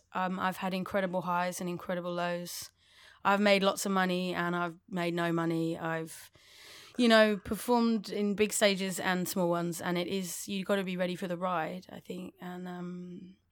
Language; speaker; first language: English; native; English